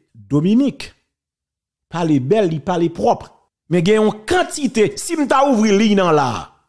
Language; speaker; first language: French; non-native, local second language; Haitian Creole